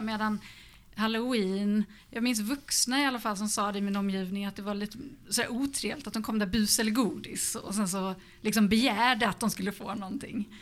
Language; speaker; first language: Swedish; native; Swedish